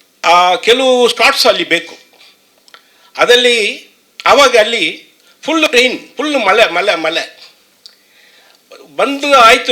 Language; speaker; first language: Kannada; non-native, learner; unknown